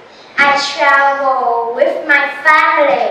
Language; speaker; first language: English; non-native, learner; Vietnamese